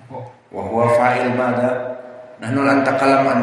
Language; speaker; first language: Arabic; non-native, fluent; Indonesian